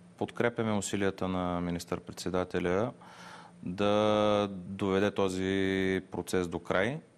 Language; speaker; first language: Bulgarian; non-native, local second language; Turkish